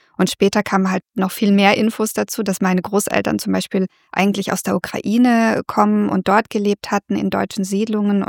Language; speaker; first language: German; early bilingual, other home language; Russian